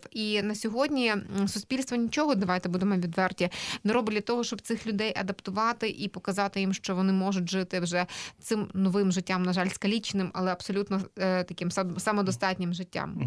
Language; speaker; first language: Ukrainian; native; Ukrainian